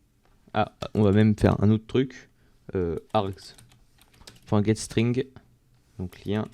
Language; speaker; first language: French; native; French